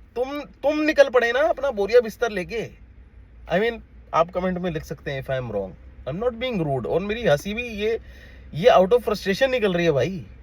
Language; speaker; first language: Hindi; native; Hindi